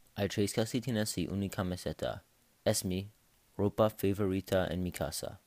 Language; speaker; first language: Spanish; non-native, learner; English